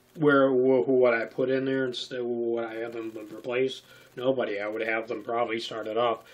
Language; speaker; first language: English; native; English